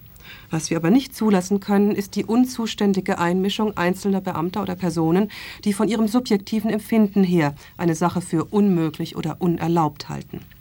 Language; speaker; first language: German; native; German